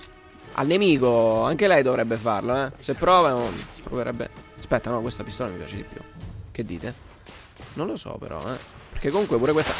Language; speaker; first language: Italian; native; Italian